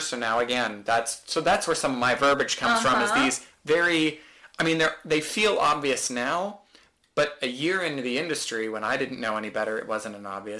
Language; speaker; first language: English; native; English